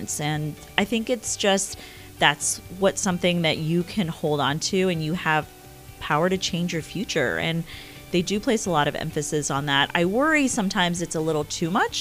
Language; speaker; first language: English; early bilingual, other home language; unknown